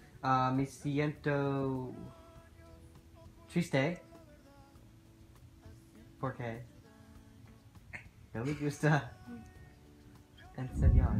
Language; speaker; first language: Spanish; non-native, learner; English